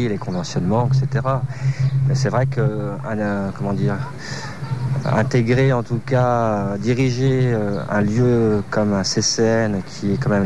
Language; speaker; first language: French; native; French